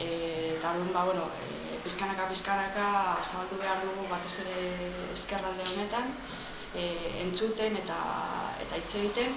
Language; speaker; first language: Basque; non-native, local second language; Spanish